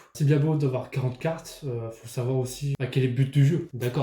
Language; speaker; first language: French; native; French